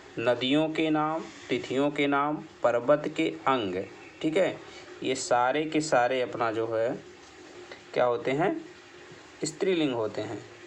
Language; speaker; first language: Hindi; native; Hindi